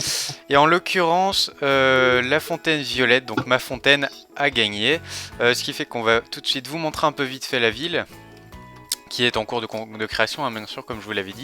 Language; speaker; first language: French; native; French